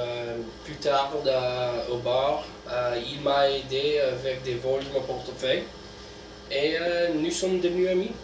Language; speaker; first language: French; non-native, learner; English